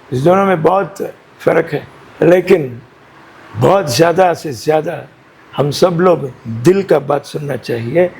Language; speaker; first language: Hindi; non-native, local second language; Kannada